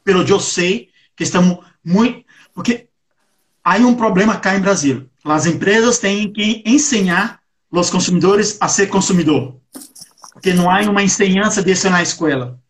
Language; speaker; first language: Portuguese; non-native, learner; Spanish